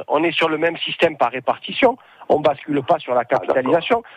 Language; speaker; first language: French; native; French